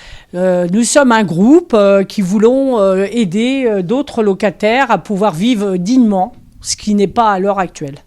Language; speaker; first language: French; native; French